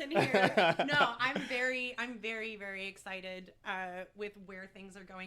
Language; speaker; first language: English; native; English